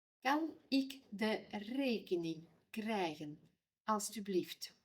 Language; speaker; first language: Dutch; non-native, fluent; Ukrainian